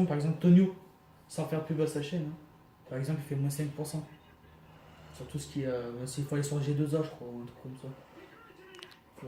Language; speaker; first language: French; native; French